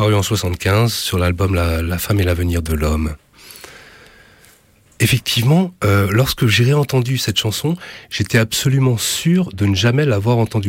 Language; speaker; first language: French; native; French